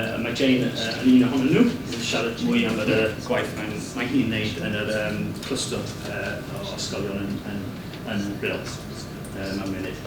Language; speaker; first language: Welsh; non-native, learner; English